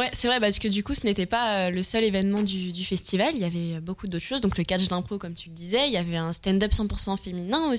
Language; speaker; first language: French; native; French